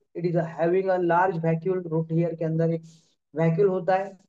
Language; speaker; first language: Hindi; non-native, local second language; Marathi